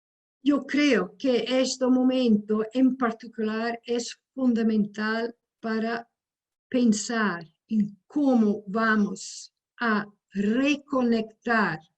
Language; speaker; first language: Spanish; non-native, fluent; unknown